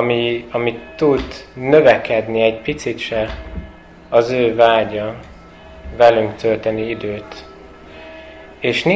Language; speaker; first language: Hungarian; non-native, fluent; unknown